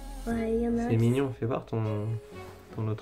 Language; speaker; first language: French; native; French